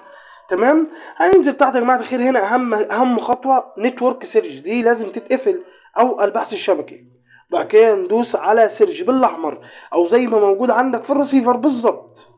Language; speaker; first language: Arabic; native; Arabic